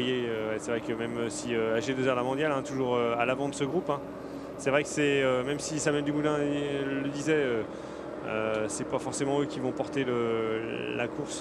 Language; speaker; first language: French; native; French